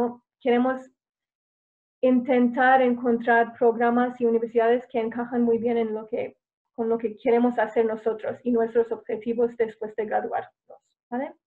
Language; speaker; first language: Spanish; non-native, fluent; English